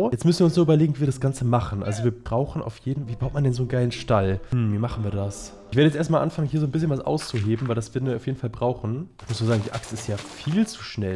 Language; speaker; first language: German; native; German